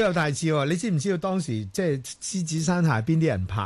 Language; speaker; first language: Cantonese; native; Cantonese